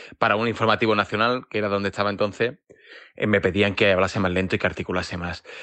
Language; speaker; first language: Spanish; native; Spanish